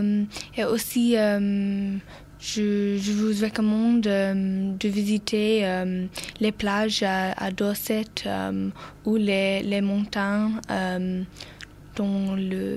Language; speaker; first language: French; non-native, learner; English